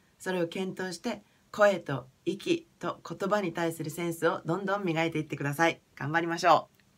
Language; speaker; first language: Japanese; native; Japanese